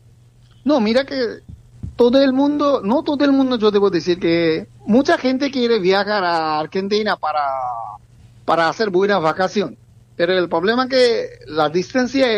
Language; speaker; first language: Spanish; non-native, learner; Bangla